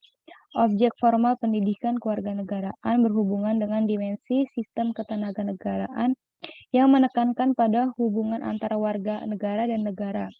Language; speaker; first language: Indonesian; native; Indonesian